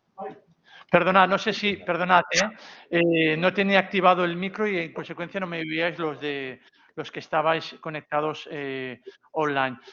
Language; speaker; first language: Spanish; non-native, local second language; Catalan